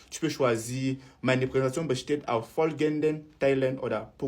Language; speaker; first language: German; non-native, fluent; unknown